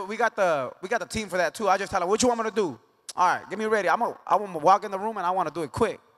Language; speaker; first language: English; early bilingual, other home language; Spanish